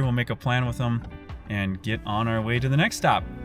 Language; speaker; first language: English; native; English